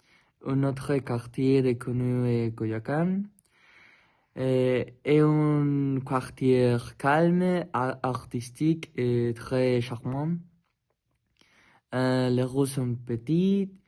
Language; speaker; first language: French; non-native, learner; Spanish